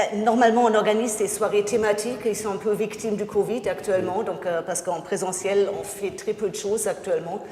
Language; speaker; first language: French; non-native, fluent; German